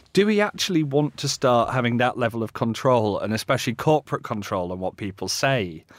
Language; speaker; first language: English; native; English